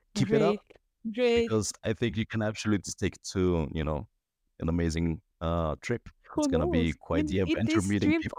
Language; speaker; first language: English; non-native, fluent; Spanish